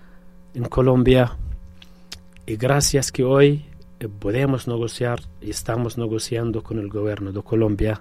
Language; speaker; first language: Spanish; non-native, fluent; Arabic